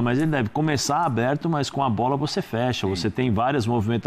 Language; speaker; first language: Portuguese; native; Portuguese